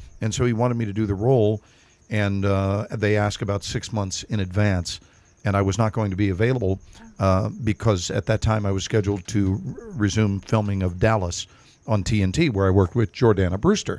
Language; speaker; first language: English; native; English